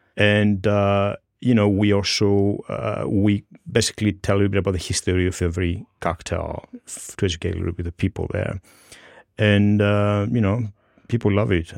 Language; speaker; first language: English; non-native, fluent; Greek